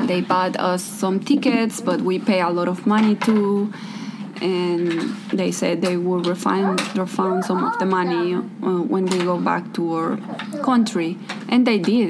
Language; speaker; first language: English; non-native, fluent; Spanish